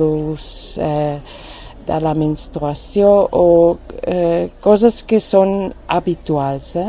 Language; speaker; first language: Catalan; non-native, fluent; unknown